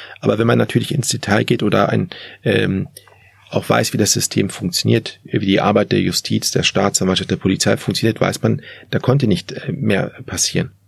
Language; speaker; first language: German; early bilingual, other home language; Turkish